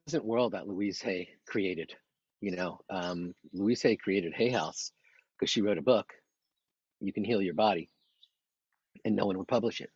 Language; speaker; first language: English; native; English